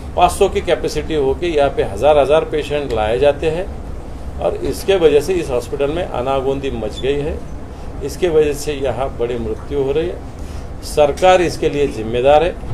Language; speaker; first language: Hindi; non-native, local second language; Marathi